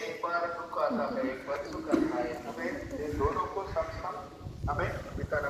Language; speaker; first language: Hindi; non-native, local second language; Kannada